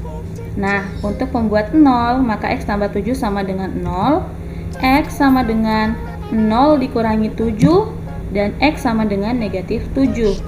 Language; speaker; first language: Indonesian; native; Indonesian